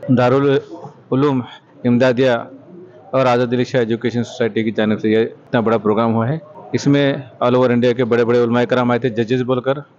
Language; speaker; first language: Hindi; non-native, local second language; Urdu